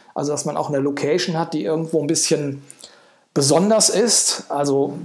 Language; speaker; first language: German; native; German